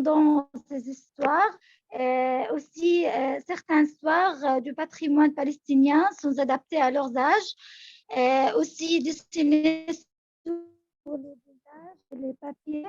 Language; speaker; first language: French; non-native, local second language; Arabic